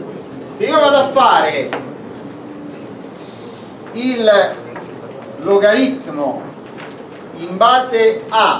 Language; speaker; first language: Italian; native; Italian